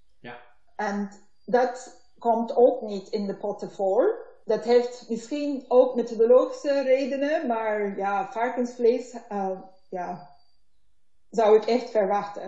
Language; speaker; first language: Dutch; non-native, learner; Turkish